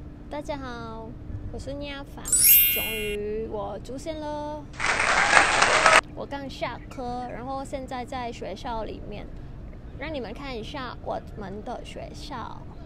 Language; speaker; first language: Chinese; non-native, fluent; Vietnamese